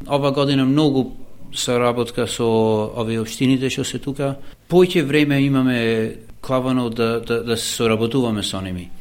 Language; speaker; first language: Macedonian; early bilingual, heritage; Macedonian